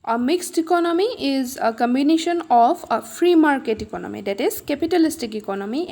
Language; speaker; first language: English; non-native, local second language; Assamese